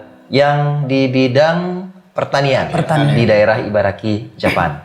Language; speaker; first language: Indonesian; native; Indonesian